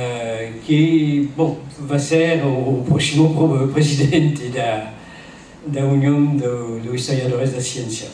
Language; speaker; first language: Portuguese; non-native, learner; French